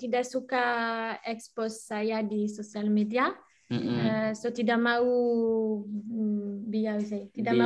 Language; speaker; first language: Indonesian; non-native, learner; French